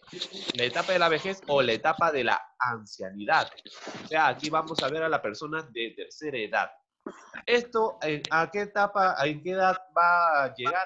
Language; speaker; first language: Spanish; native; Spanish